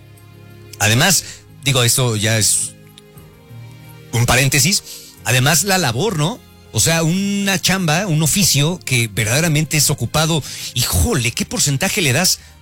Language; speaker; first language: Spanish; native; Spanish